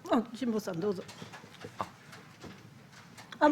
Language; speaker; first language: Japanese; non-native, fluent; French